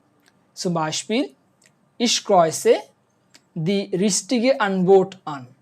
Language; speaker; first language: German; non-native, fluent; Bangla